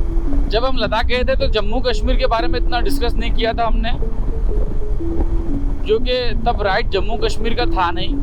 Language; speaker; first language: Hindi; native; Hindi